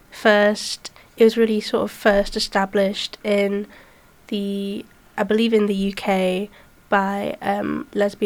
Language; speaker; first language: English; native; English